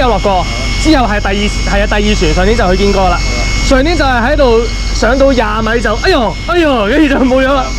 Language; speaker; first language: Chinese; native; Chinese